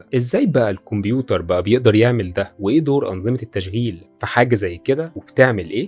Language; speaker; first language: Arabic; native; Arabic